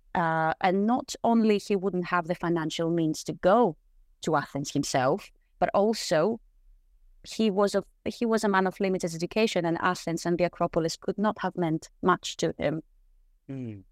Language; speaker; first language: English; non-native, fluent; Greek